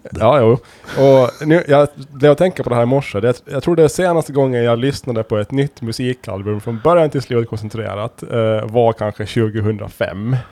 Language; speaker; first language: Swedish; native; Swedish